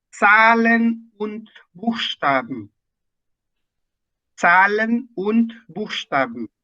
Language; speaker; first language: German; non-native, fluent; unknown